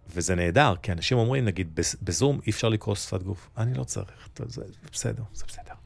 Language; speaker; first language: Hebrew; early bilingual, other home language; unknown